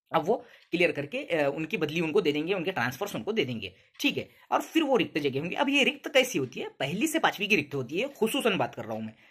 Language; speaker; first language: Hindi; non-native, local second language; Urdu